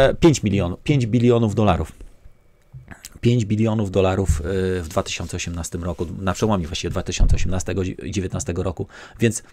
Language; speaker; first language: Polish; native; Polish